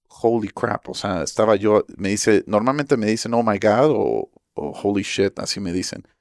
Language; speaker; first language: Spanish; early bilingual, heritage; Spanish